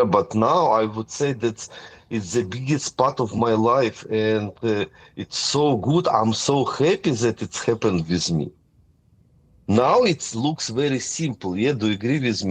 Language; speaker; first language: English; non-native, fluent; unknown